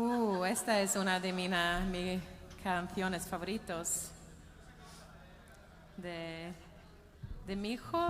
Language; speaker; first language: Spanish; non-native, learner; Swedish